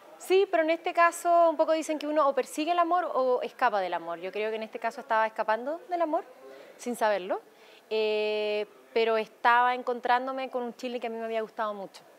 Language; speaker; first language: Spanish; native; Spanish